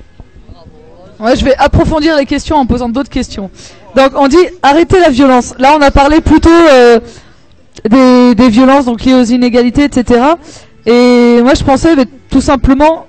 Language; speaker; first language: French; native; French